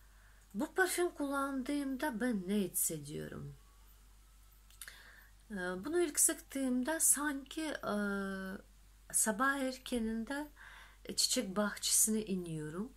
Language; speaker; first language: Turkish; non-native, fluent; Russian